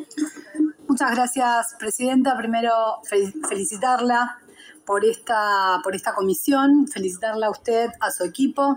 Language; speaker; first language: Spanish; native; Spanish